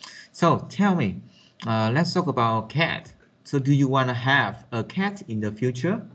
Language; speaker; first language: English; non-native, fluent; Vietnamese